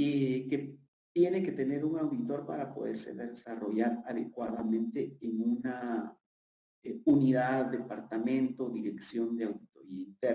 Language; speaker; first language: Spanish; native; Spanish